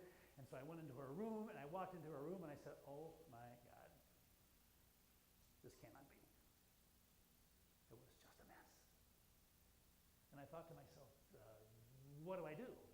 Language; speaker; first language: English; native; English